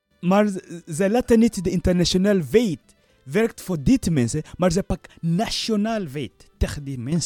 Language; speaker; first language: Dutch; non-native, learner; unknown